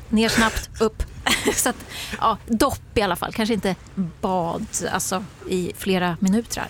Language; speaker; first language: Swedish; native; Swedish